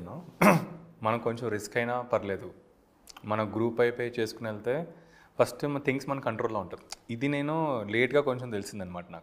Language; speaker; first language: Telugu; native; Telugu